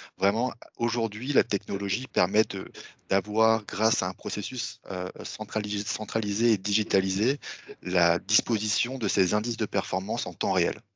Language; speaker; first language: French; native; French